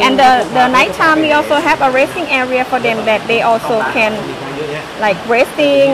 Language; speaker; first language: English; non-native, learner; Thai